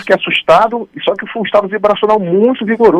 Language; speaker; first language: Portuguese; native; Portuguese